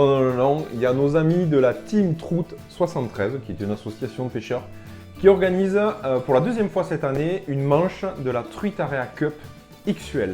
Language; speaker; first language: French; native; French